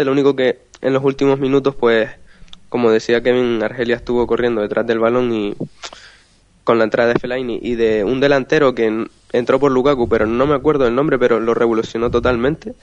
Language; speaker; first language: Spanish; native; Spanish